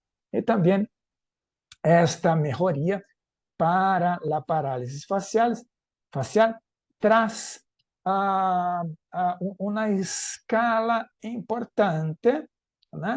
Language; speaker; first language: Spanish; non-native, fluent; Portuguese